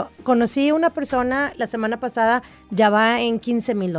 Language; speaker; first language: Spanish; native; Spanish